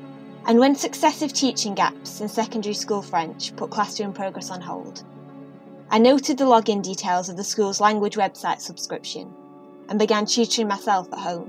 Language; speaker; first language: English; native; English